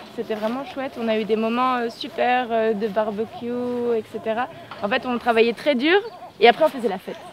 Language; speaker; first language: French; native; French